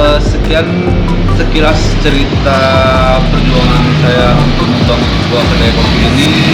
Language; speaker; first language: Indonesian; non-native, local second language; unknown